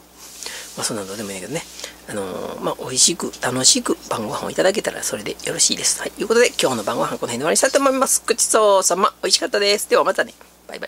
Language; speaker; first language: Japanese; native; Japanese